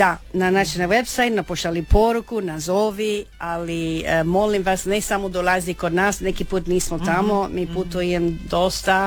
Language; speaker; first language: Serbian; non-native, learner; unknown